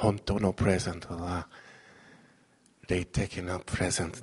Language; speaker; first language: Japanese; non-native, fluent; Chinese